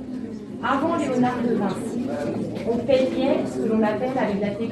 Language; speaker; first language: French; native; French